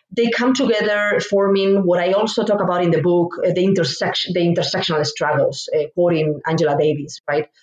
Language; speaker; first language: English; non-native, fluent; Spanish